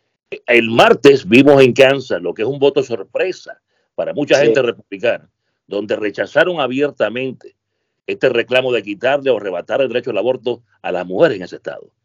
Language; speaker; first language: Spanish; native; Spanish